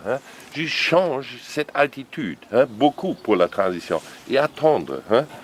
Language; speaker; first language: French; non-native, learner; German